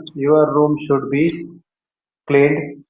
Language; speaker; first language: English; non-native, learner; Hindi